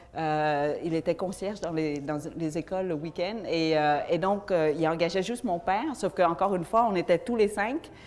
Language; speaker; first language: French; early bilingual, other home language; Vietnamese